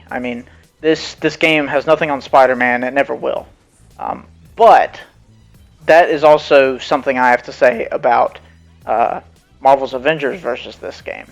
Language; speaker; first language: English; native; English